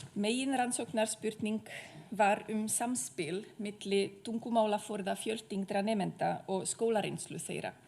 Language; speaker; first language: Icelandic; non-native, fluent; Czech